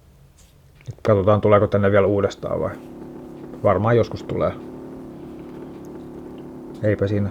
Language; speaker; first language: Finnish; native; Finnish